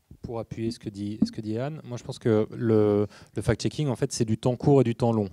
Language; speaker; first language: French; native; French